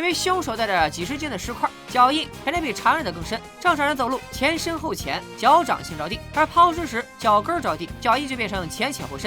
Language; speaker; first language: Chinese; native; Chinese